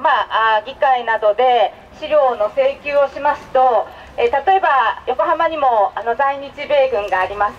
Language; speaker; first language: Japanese; native; Japanese